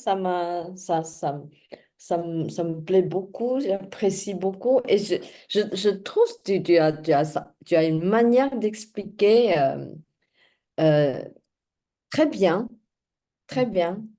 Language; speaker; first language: French; non-native, fluent; Chinese